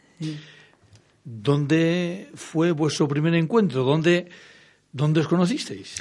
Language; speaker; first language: Spanish; native; Spanish